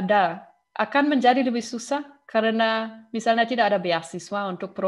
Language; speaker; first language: Indonesian; non-native, fluent; German